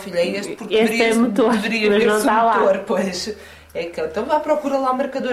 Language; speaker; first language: Portuguese; native; Portuguese